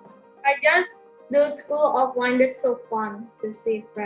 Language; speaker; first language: English; non-native, learner; Indonesian